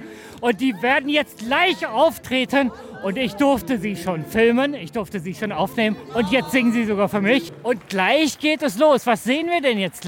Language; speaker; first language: German; native; German